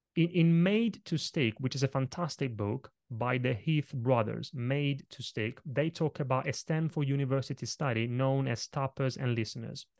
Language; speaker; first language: English; non-native, fluent; Italian